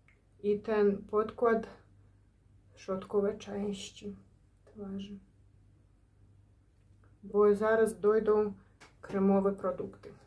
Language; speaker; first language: Polish; non-native, learner; Ukrainian